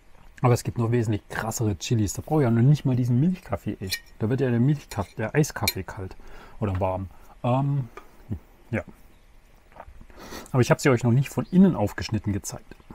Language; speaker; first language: German; native; German